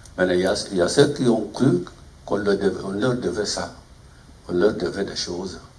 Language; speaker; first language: French; non-native, fluent; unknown